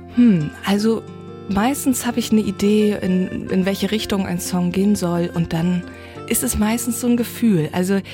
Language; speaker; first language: German; non-native, local second language; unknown